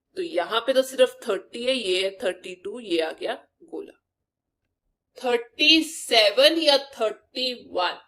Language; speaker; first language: Hindi; non-native, local second language; Punjabi